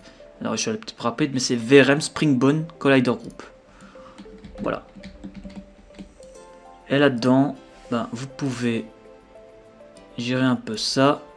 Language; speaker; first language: French; native; French